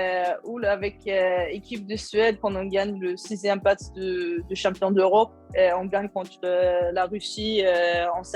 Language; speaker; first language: French; non-native, learner; Swedish